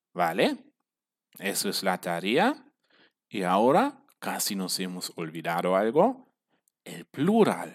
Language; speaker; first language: Spanish; non-native, fluent; German